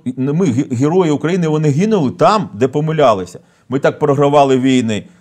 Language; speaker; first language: Ukrainian; native; Ukrainian